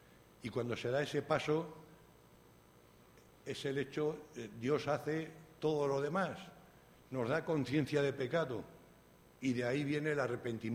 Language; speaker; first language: Spanish; native; Spanish